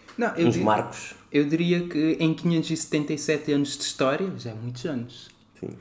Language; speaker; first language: Portuguese; non-native, local second language; Kabuverdianu